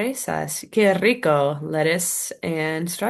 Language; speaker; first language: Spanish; non-native, fluent; English